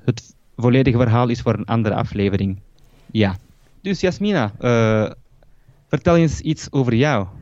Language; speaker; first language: Dutch; early bilingual, other home language; Turkish